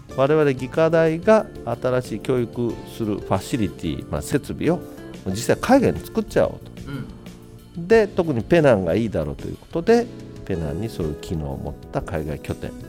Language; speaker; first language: Japanese; native; Japanese